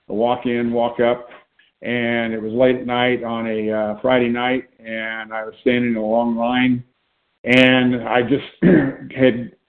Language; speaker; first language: English; native; English